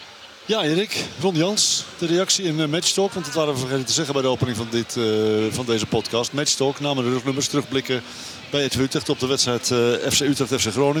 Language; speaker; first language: Dutch; native; Dutch